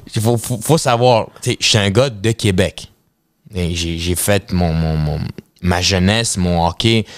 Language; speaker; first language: French; early bilingual, other home language; Russian